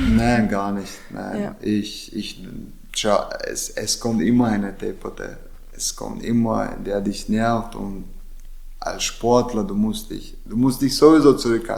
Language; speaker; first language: German; non-native, learner; Chechen